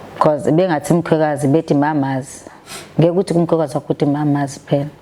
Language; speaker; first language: Zulu; native; Zulu